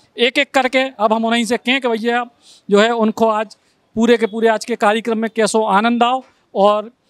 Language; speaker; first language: Hindi; native; Hindi